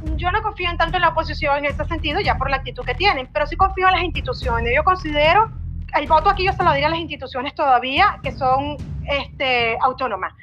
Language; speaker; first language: Spanish; native; Spanish